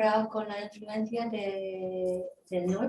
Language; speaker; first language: Spanish; non-native, fluent; Korean